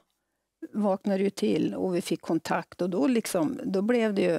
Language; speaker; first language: Swedish; native; Swedish